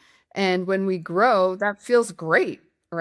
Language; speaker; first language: English; native; English